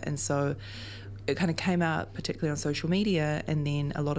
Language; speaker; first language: English; native; English